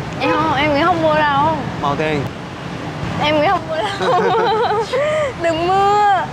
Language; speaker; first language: Vietnamese; native; Vietnamese